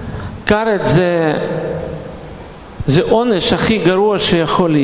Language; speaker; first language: Hebrew; non-native, fluent; Russian